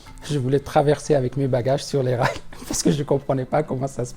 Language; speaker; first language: French; non-native, fluent; Arabic